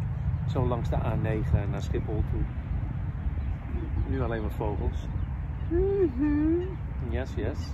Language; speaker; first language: Dutch; native; Dutch